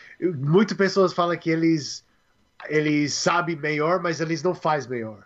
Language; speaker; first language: Portuguese; non-native, learner; English